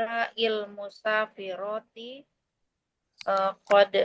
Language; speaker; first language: Arabic; non-native, learner; Indonesian